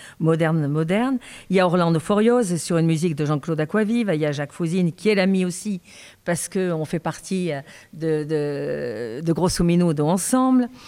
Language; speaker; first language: French; native; French